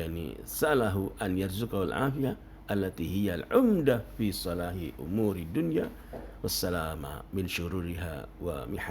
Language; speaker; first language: Arabic; non-native, fluent; Indonesian